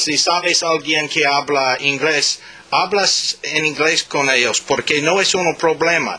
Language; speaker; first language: Spanish; non-native, learner; English